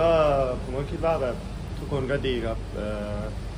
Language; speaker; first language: Thai; early bilingual, heritage; Thai